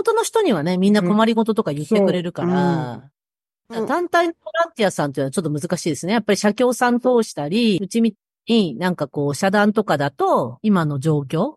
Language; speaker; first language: Japanese; native; Japanese